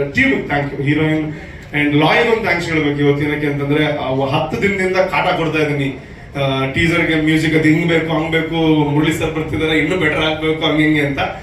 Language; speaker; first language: Kannada; non-native, local second language; Tulu